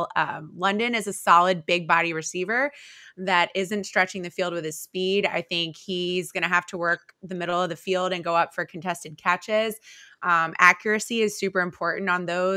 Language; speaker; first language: English; native; English